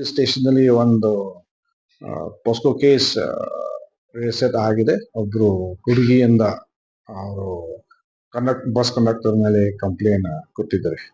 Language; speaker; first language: Kannada; non-native, fluent; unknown